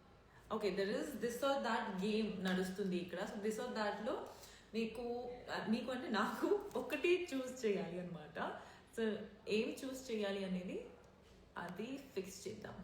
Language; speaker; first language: Telugu; non-native, local second language; Odia